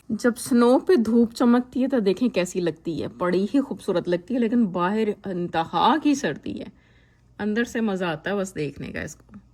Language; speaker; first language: Urdu; native; Urdu